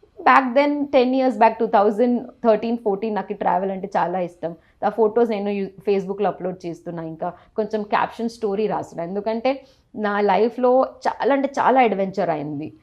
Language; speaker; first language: Telugu; non-native, local second language; Gujarati